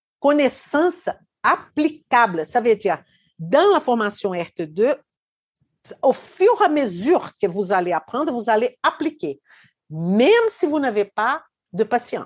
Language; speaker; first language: French; non-native, fluent; Portuguese